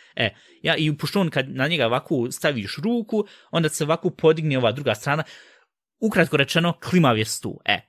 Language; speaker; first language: Bosnian; early bilingual, heritage; Bosnian